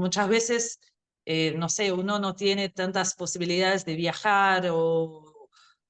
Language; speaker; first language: Spanish; non-native, fluent; Portuguese